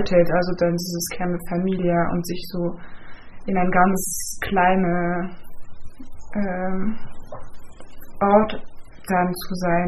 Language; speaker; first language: German; non-native, fluent; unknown